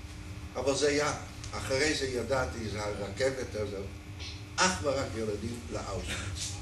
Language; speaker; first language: Hebrew; non-native, fluent; Dutch